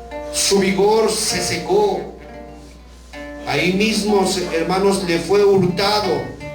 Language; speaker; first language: Spanish; native; Spanish